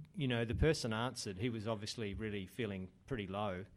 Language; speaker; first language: English; native; English